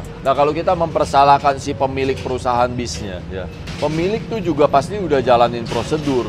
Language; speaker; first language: Indonesian; native; Indonesian